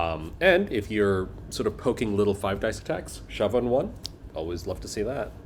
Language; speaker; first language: English; native; English